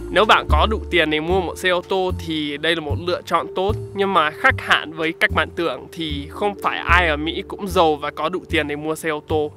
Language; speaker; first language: Vietnamese; non-native, fluent; English